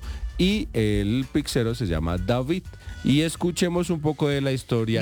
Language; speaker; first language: Spanish; native; Spanish